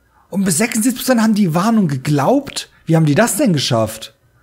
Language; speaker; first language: German; native; German